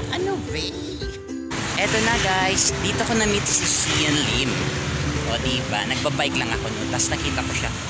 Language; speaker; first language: Filipino; non-native, local second language; Waray